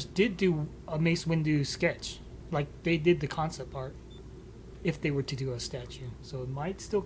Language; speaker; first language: English; native; English